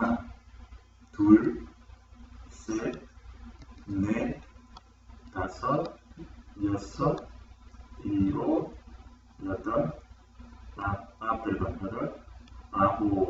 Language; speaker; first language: Korean; non-native, fluent; Spanish